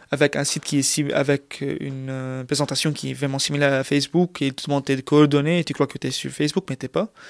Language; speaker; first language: French; non-native, local second language; Arabic